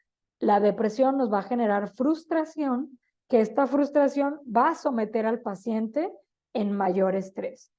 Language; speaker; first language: Spanish; native; Spanish